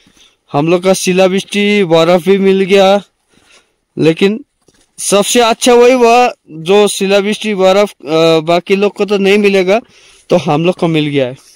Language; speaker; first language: Hindi; non-native, local second language; Nepali